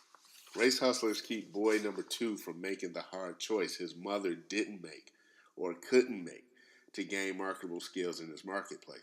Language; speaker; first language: English; native; English